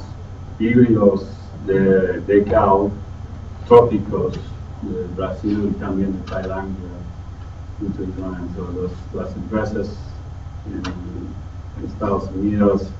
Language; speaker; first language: Spanish; non-native, learner; English